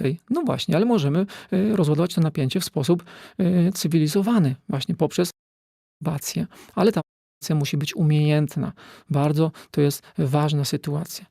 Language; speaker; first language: Polish; native; Polish